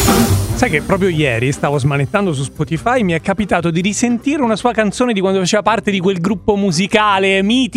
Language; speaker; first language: Italian; native; Italian